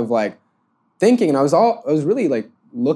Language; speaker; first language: English; native; English